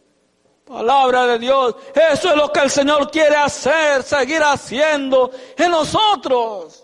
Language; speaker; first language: Spanish; native; Spanish